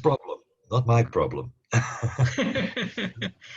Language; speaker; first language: English; non-native, fluent; Dutch